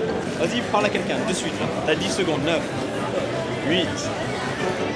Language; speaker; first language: French; native; French